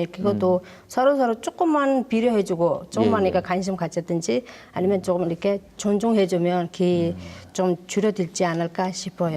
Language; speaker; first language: Korean; non-native, learner; Mongolian